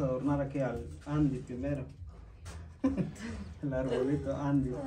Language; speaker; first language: Spanish; native; Spanish